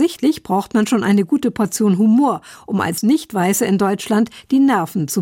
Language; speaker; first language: German; native; German